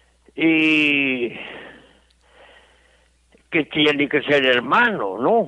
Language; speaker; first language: Spanish; non-native, local second language; Galician